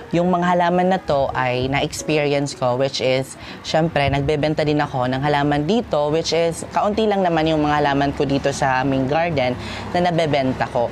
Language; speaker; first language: Filipino; non-native, local second language; Waray